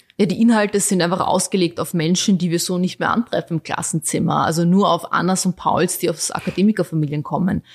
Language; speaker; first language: German; early bilingual, other home language; Bosnian